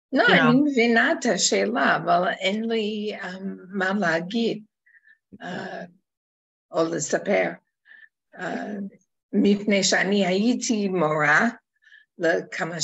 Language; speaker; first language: Hebrew; non-native, fluent; English